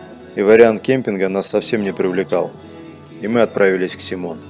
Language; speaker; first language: Russian; native; Russian